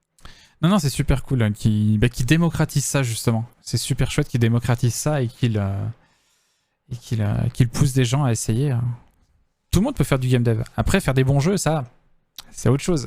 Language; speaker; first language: French; native; French